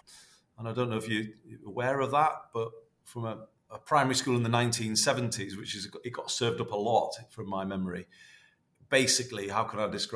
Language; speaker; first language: English; native; English